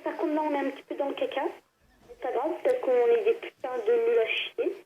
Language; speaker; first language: French; native; French